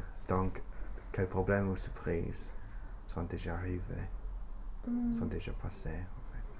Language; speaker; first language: French; non-native, fluent; English